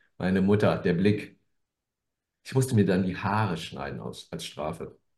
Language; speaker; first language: German; early bilingual, other home language; Korean